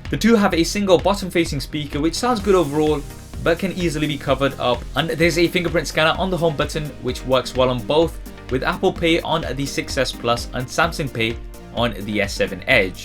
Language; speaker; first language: English; native; English